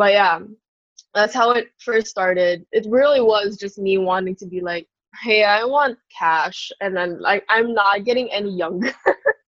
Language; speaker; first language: English; non-native, local second language; Filipino